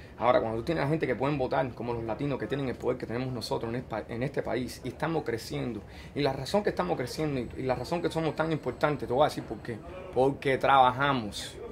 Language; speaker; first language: Spanish; early bilingual, heritage; Spanish